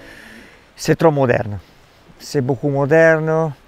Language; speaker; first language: French; non-native, fluent; Italian